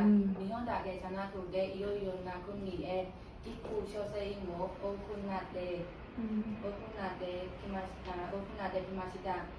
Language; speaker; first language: Japanese; non-native, learner; Burmese